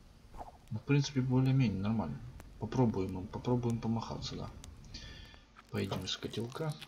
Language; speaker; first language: Russian; native; Russian